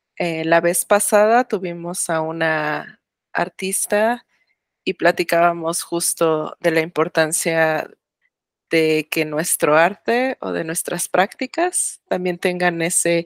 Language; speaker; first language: Spanish; native; Spanish